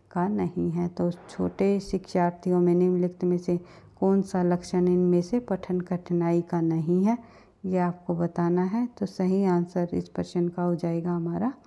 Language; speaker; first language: Hindi; native; Hindi